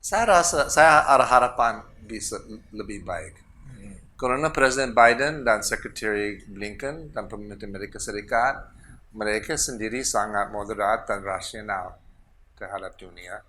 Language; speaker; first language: Indonesian; non-native, fluent; English